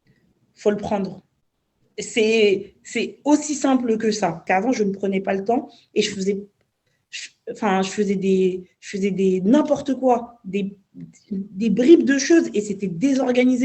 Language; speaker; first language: French; native; French